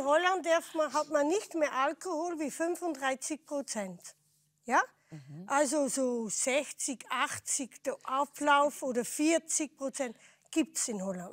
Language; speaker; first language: German; non-native, fluent; Dutch